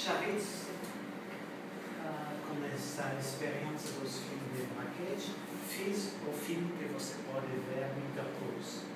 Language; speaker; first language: Portuguese; non-native, fluent; French